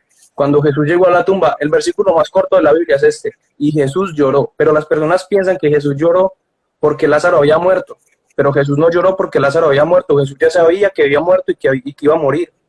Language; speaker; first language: Spanish; native; Spanish